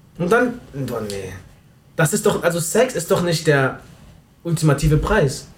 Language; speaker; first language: German; native; German